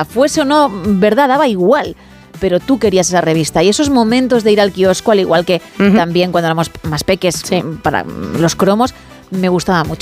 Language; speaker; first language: Spanish; native; Spanish